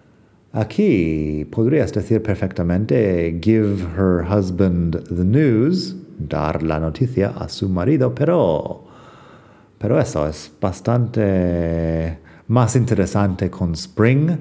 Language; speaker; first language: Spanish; non-native, fluent; English